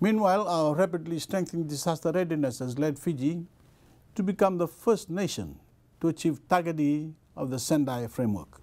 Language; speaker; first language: English; non-native, local second language; Fijian